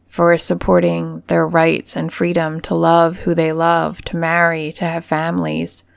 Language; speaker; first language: English; native; English